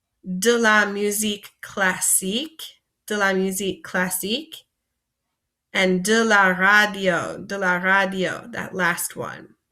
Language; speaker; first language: French; non-native, fluent; English